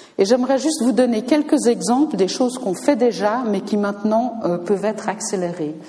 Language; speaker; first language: French; native; French